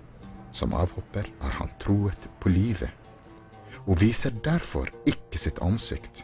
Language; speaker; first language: Norwegian; non-native, fluent; Arabic